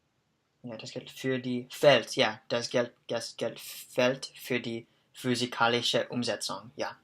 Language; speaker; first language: German; non-native, learner; English